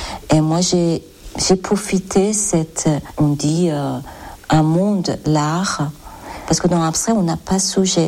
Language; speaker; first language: French; non-native, learner; Persian